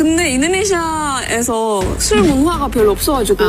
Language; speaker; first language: Korean; non-native, fluent; Indonesian